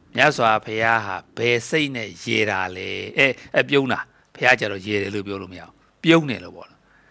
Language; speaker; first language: Burmese; native; Burmese